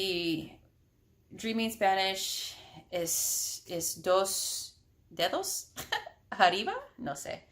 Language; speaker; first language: Spanish; non-native, learner; English